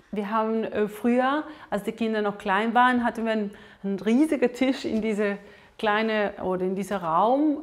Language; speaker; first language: German; non-native, fluent; Spanish